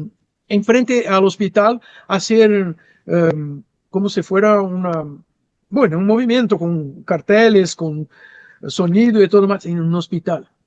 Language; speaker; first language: Spanish; non-native, fluent; Portuguese